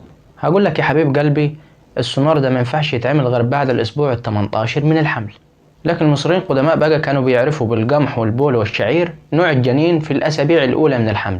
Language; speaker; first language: Arabic; native; Arabic